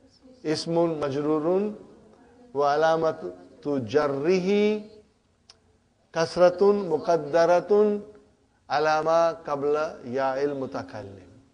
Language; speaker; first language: Arabic; non-native, learner; Urdu